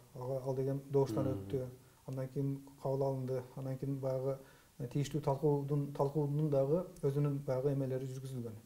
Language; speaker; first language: Kyrgyz; native; Kyrgyz